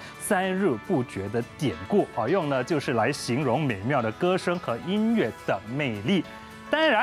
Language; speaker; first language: Chinese; native; Chinese